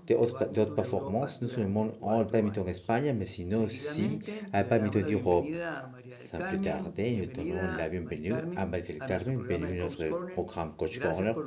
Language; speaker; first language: French; non-native, learner; Spanish